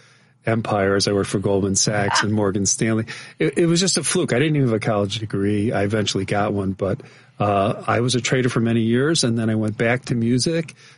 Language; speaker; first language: English; native; English